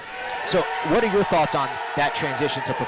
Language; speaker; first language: English; native; English